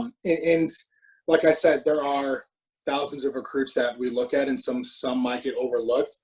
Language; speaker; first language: English; native; English